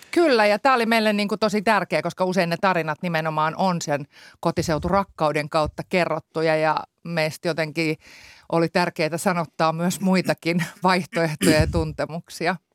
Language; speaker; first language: Finnish; native; Finnish